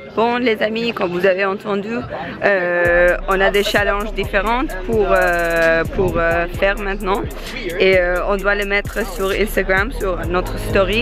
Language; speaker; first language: French; non-native, learner; English